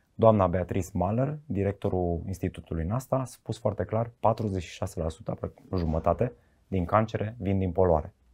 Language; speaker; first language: Romanian; native; Romanian